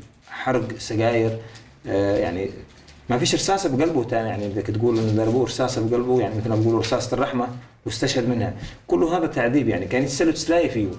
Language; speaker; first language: Arabic; native; Arabic